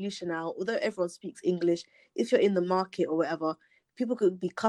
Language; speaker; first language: English; native; English